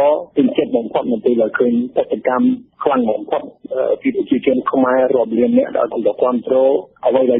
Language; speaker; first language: Khmer; non-native, fluent; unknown